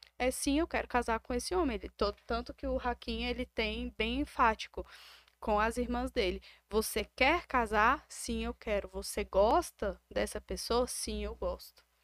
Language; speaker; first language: Portuguese; native; Portuguese